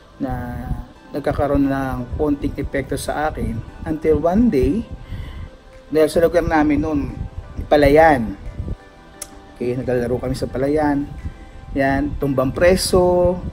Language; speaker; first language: Filipino; native; Filipino